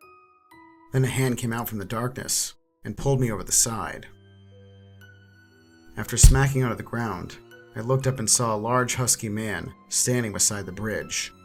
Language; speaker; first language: English; native; English